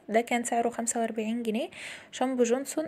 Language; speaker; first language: Arabic; native; Arabic